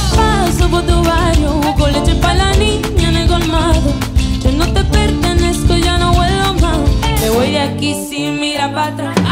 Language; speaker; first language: English; early bilingual, other home language; Spanish